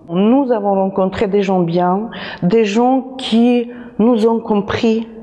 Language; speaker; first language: French; non-native, fluent; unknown